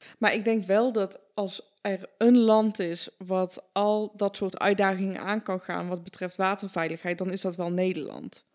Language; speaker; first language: Dutch; early bilingual, other home language; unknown